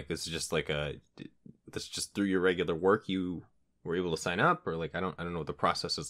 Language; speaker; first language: English; native; English